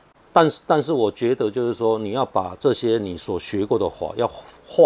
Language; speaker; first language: Chinese; non-native, local second language; Min Nan Chinese